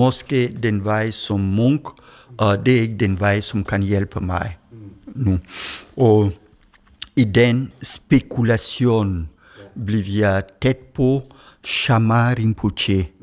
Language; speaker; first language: Danish; non-native, fluent; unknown